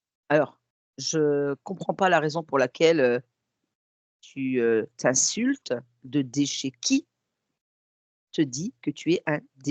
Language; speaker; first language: French; native; French